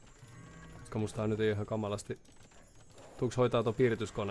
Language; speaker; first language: Finnish; native; Finnish